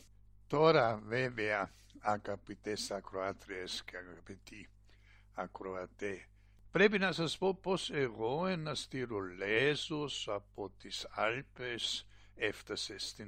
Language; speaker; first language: Greek; non-native, fluent; German